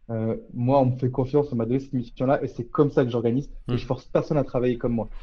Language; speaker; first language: French; native; French